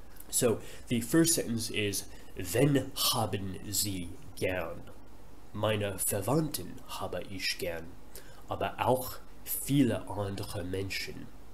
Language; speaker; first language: German; non-native, fluent; English